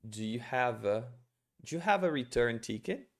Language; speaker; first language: English; non-native, fluent; Portuguese